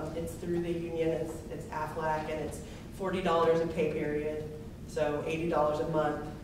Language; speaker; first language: English; native; English